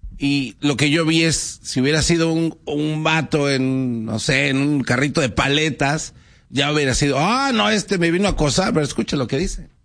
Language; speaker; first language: Spanish; native; Spanish